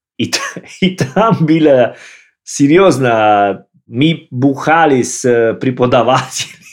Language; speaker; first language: Russian; non-native, learner; Italian